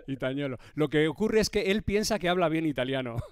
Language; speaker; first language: Spanish; native; Spanish